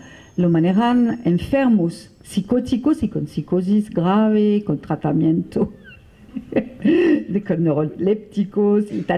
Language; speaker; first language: Spanish; non-native, fluent; French